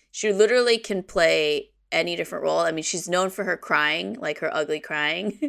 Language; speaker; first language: English; early bilingual, other home language; Korean